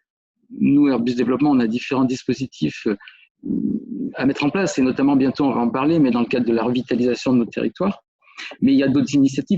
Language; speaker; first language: French; native; French